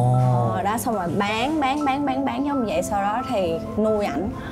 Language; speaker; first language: Vietnamese; native; Vietnamese